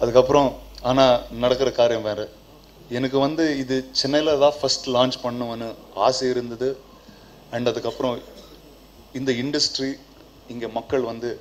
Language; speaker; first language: Tamil; non-native, local second language; Telugu